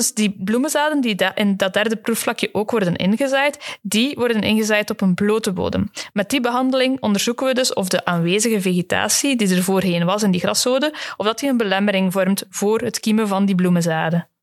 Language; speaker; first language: Dutch; native; Dutch